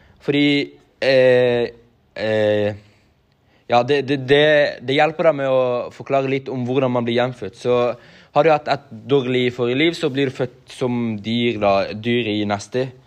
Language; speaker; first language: Norwegian; native; Norwegian